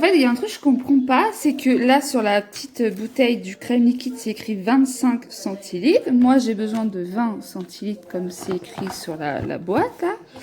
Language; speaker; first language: French; native; French